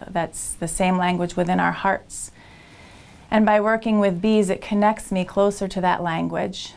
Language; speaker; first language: English; native; English